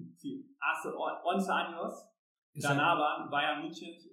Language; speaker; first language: Spanish; non-native, learner; German